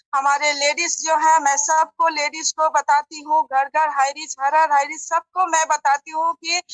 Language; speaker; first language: Hindi; non-native, local second language; Bangla